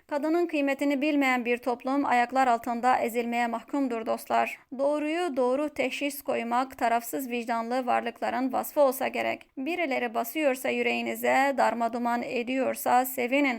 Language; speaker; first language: Turkish; native; Turkish